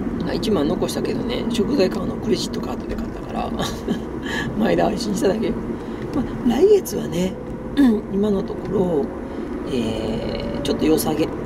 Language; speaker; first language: Japanese; native; Japanese